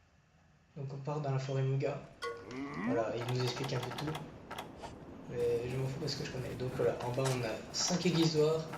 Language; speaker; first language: French; native; French